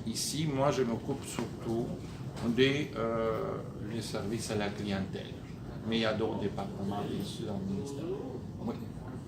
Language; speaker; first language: French; native; French